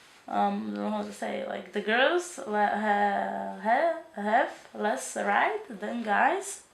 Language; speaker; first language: English; non-native, learner; Czech